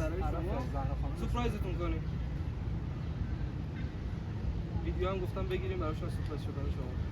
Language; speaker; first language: Persian; native; Persian